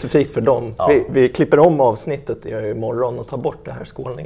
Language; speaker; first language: Swedish; native; Swedish